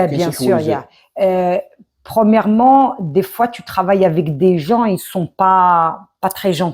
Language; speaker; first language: French; early bilingual, other home language; Arabic